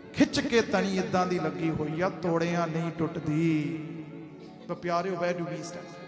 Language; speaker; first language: Punjabi; early bilingual, heritage; Punjabi